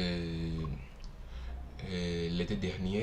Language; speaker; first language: French; non-native, learner; Portuguese